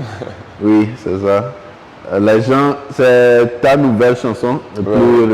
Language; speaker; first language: French; non-native, local second language; Ewe